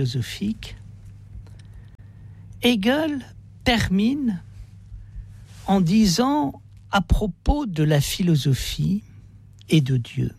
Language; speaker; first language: French; native; French